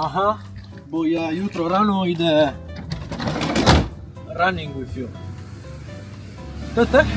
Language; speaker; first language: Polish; non-native, learner; Italian